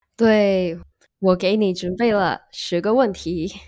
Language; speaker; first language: Chinese; non-native, learner; Indonesian